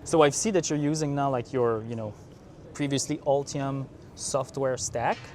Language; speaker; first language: English; non-native, fluent; French